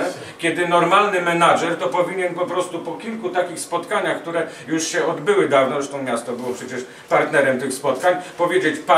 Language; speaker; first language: Polish; native; Polish